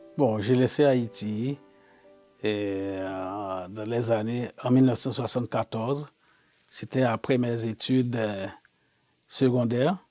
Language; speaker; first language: French; non-native, local second language; Haitian Creole